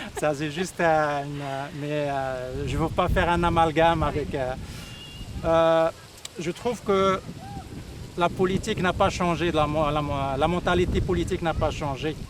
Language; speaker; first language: French; non-native, local second language; Arabic